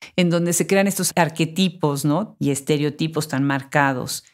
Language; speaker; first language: Spanish; native; Spanish